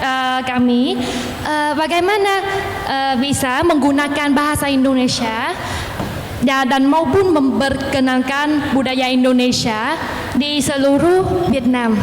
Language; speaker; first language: Indonesian; non-native, learner; Vietnamese